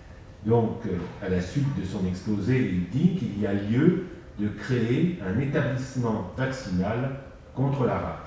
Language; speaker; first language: French; native; French